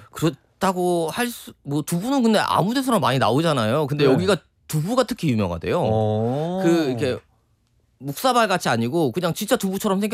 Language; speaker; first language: Korean; native; Korean